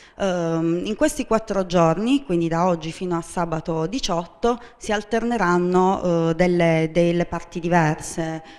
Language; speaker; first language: Italian; native; Italian